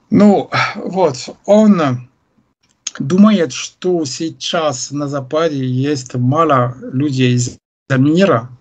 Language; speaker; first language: Russian; non-native, fluent; French